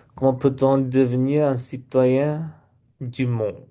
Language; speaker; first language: French; non-native, learner; English